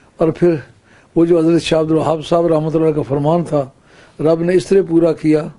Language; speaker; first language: Urdu; non-native, local second language; Punjabi